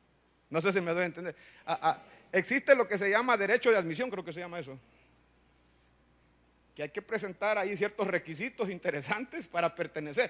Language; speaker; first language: Spanish; native; Spanish